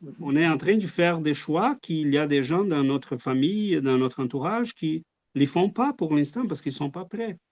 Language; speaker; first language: French; non-native, fluent; Portuguese